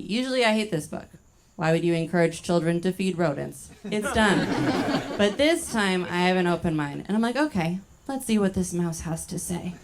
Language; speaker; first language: English; native; English